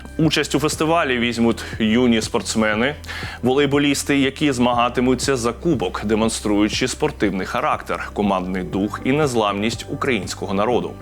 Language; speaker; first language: Ukrainian; native; Ukrainian